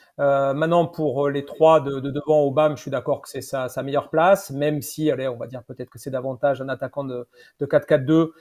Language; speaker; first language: French; native; French